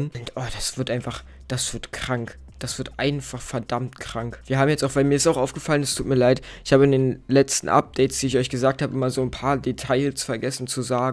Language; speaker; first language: German; native; German